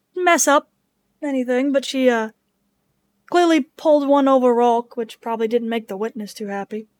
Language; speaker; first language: English; native; English